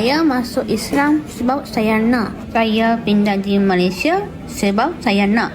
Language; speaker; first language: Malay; non-native, fluent; Japanese